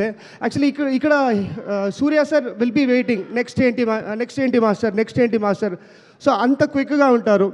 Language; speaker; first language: Telugu; non-native, learner; Kannada